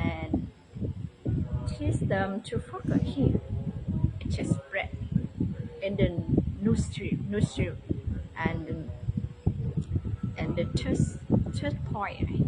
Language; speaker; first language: English; non-native, learner; Vietnamese